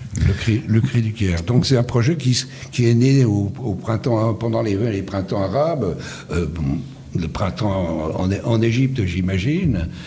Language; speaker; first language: French; native; French